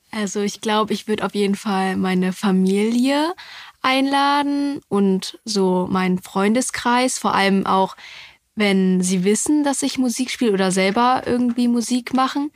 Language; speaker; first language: German; native; German